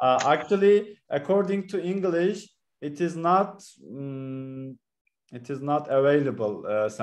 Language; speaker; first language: English; non-native, learner; Turkish